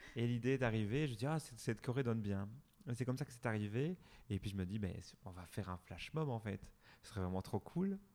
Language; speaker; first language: French; native; French